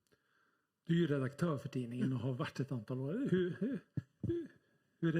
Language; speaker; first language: Swedish; native; Swedish